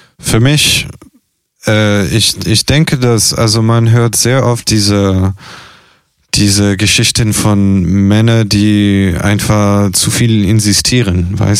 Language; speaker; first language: German; non-native, fluent; Italian